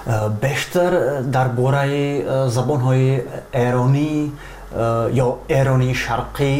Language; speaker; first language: Persian; non-native, fluent; Czech